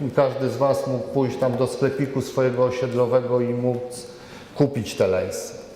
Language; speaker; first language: Polish; native; Polish